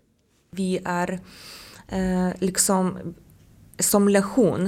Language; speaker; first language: Swedish; non-native, learner; Lithuanian